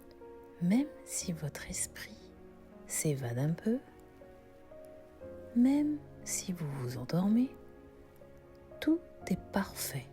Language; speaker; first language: French; native; French